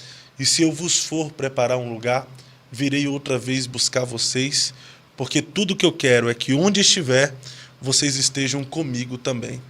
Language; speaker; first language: Portuguese; native; Portuguese